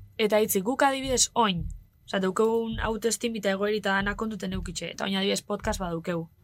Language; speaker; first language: Basque; native; Basque